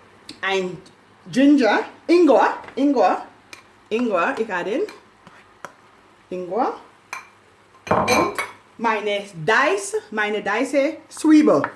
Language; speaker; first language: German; non-native, learner; English